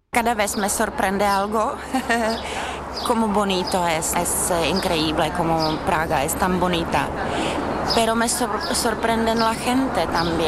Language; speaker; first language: Spanish; non-native, learner; Czech